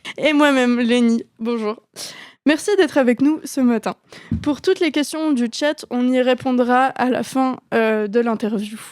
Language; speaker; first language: French; native; French